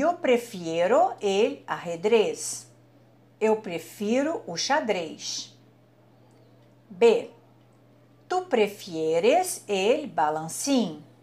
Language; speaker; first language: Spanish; non-native, fluent; Portuguese